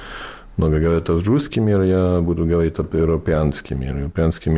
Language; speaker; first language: Russian; non-native, fluent; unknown